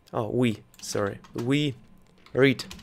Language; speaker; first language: English; non-native, learner; Russian